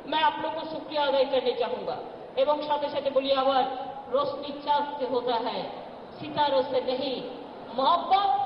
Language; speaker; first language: Hindi; non-native, local second language; Bangla